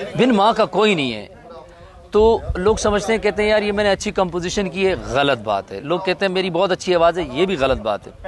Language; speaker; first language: Urdu; non-native, local second language; Pashto